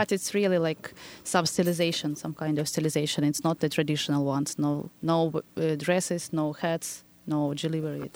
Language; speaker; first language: English; non-native, fluent; Ukrainian